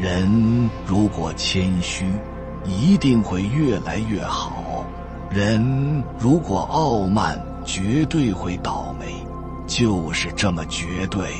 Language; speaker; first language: Chinese; native; Chinese